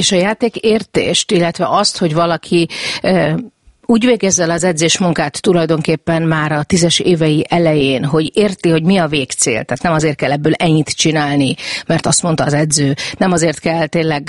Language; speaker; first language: Hungarian; native; Hungarian